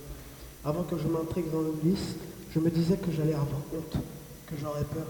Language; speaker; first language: French; native; French